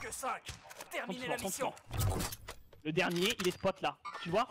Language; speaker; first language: French; native; French